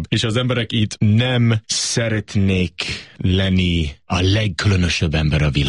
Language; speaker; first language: Hungarian; non-native, learner; English